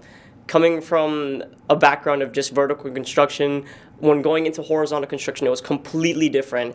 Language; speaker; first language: English; native; English